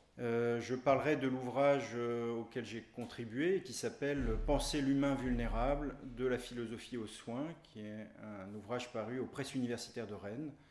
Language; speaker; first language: French; native; French